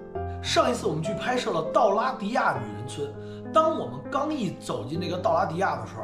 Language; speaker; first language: Chinese; native; Chinese